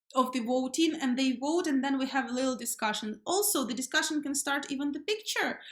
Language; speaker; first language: English; non-native, fluent; Ukrainian